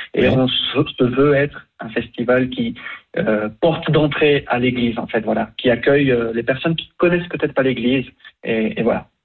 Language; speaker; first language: French; native; French